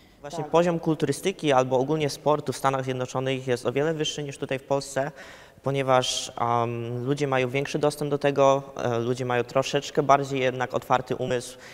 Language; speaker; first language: Polish; early bilingual, heritage; Polish